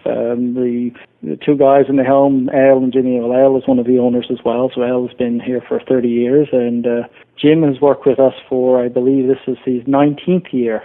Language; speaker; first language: English; native; English